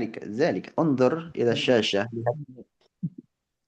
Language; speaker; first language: Arabic; non-native, fluent; Indonesian